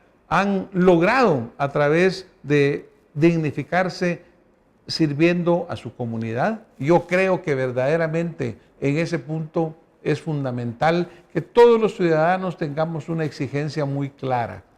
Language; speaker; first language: Spanish; native; Spanish